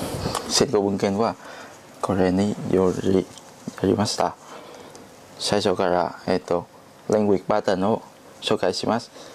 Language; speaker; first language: Japanese; non-native, learner; Vietnamese